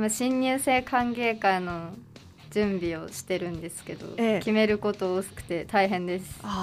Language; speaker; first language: Japanese; native; Japanese